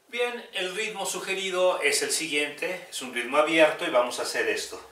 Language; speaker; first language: Spanish; native; Spanish